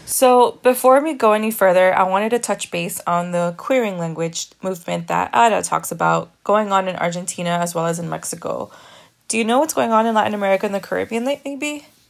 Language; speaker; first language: English; early bilingual, other home language; Spanish